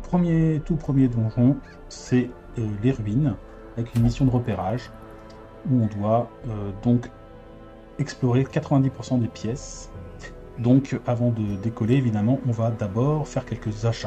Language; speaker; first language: French; native; French